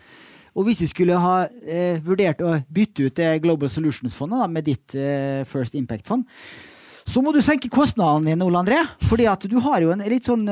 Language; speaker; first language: Norwegian; native; Norwegian